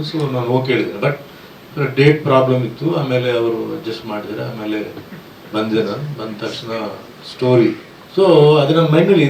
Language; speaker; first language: Kannada; early bilingual, other home language; Tulu